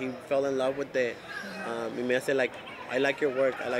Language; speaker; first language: English; early bilingual, other home language; Spanish